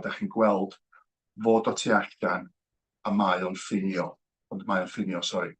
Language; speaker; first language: Welsh; native; Welsh